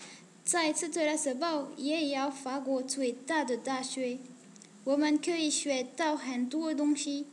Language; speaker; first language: Chinese; non-native, learner; French